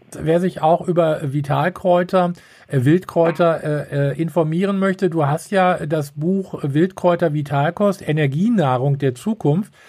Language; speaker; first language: German; native; German